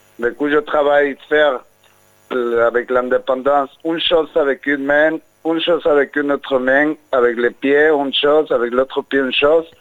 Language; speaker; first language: French; non-native, fluent; Spanish